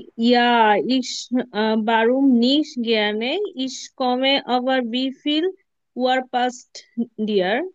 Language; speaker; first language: German; non-native, learner; Bangla